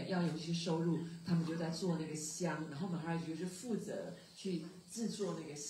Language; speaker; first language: Chinese; native; Chinese